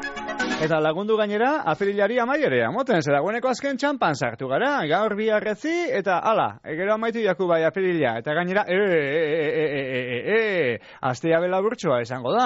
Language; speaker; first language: Basque; native; Basque